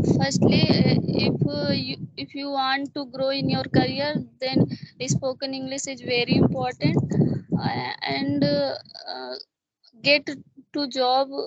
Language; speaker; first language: English; non-native, learner; Hindi